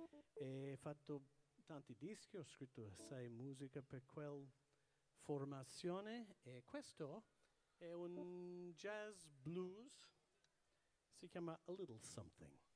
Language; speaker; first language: Italian; early bilingual, heritage; English